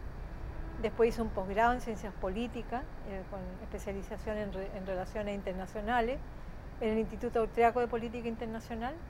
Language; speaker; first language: Spanish; native; Spanish